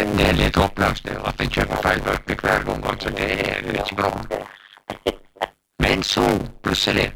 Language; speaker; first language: Norwegian; native; Norwegian